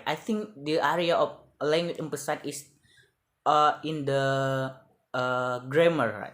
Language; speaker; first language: English; non-native, learner; Indonesian